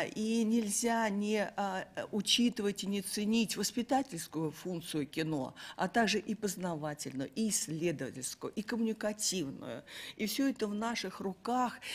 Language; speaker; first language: Russian; native; Russian